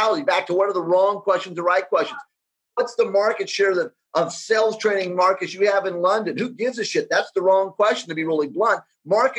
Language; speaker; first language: English; native; English